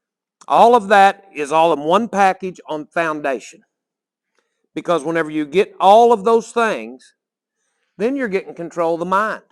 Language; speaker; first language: English; native; English